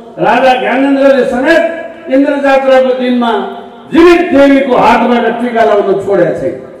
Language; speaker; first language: Nepali; non-native, local second language; Newari